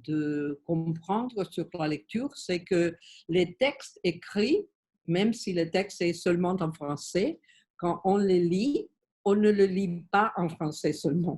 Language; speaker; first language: French; non-native, learner; Spanish